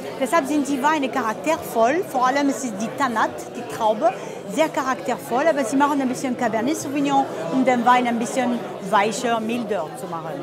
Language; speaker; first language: German; non-native, fluent; French